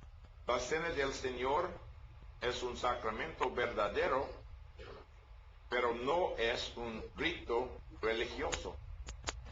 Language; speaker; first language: Spanish; non-native, learner; English